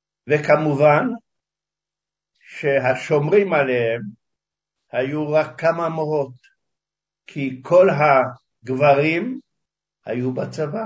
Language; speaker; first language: Hebrew; early bilingual, other home language; Hungarian